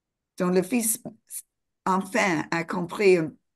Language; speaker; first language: French; non-native, fluent; English